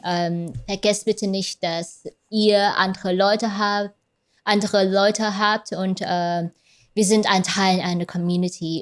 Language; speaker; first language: German; non-native, fluent; Vietnamese